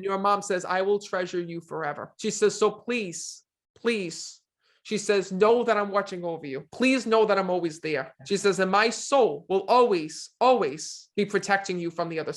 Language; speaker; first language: English; native; English